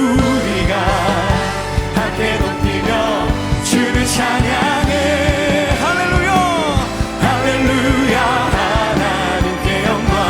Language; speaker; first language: Korean; native; Korean